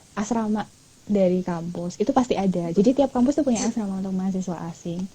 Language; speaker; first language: Indonesian; native; Indonesian